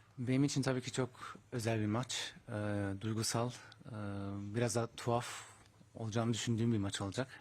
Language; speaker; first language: Turkish; early bilingual, heritage; Turkish